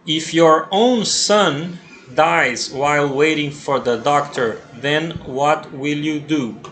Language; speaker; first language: English; non-native, fluent; Portuguese